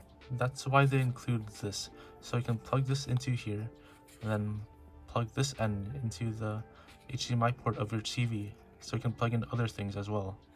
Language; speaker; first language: English; native; English